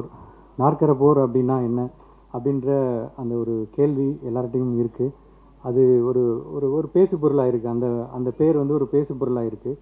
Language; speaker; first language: Tamil; native; Tamil